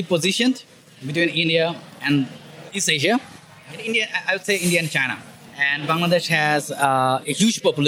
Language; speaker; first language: English; non-native, local second language; Bangla